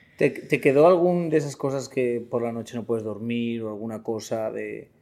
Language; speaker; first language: Spanish; early bilingual, heritage; Spanish